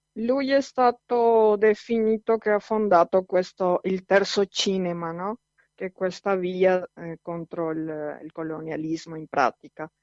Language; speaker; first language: Italian; non-native, fluent; Spanish